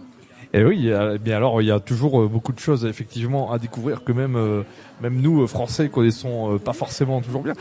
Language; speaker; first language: French; native; French